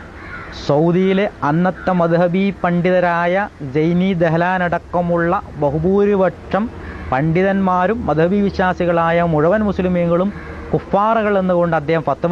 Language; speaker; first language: Malayalam; native; Malayalam